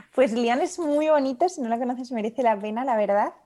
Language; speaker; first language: Spanish; native; Spanish